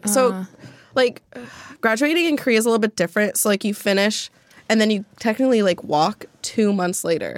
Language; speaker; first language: English; native; English